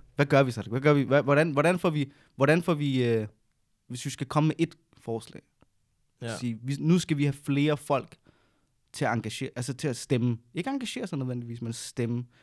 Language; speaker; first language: Danish; native; Danish